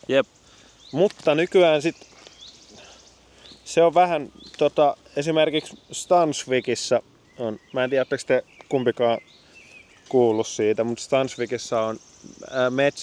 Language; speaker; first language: Finnish; native; Finnish